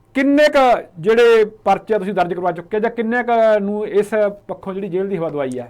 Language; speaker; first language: Punjabi; native; Punjabi